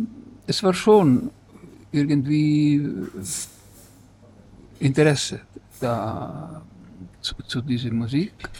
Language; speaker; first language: German; non-native, fluent; Estonian